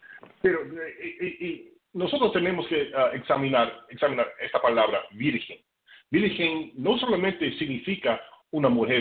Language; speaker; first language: Spanish; non-native, fluent; English